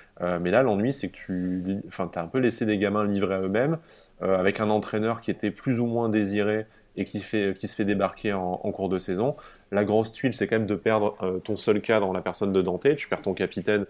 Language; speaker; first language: French; native; French